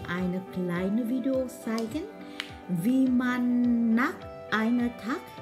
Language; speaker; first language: German; non-native, learner; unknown